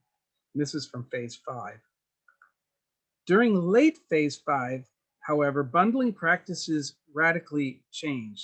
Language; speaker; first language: English; native; English